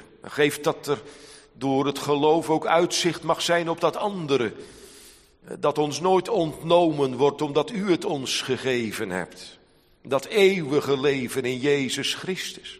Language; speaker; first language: Dutch; native; Dutch